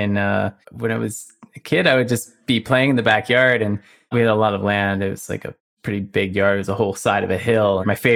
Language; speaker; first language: English; native; English